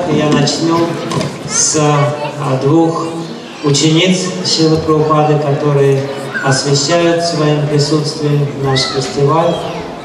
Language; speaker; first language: Russian; native; Russian